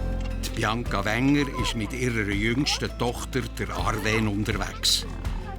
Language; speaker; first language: German; native; German